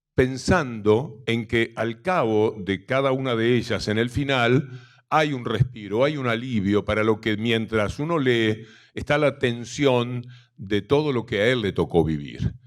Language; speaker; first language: Spanish; native; Spanish